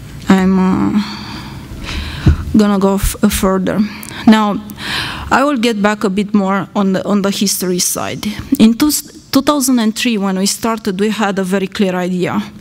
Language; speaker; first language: English; non-native, fluent; Romanian